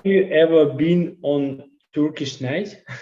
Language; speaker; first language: English; non-native, learner; Russian